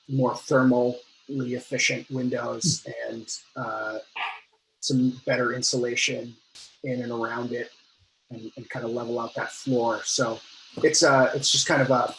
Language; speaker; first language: English; native; English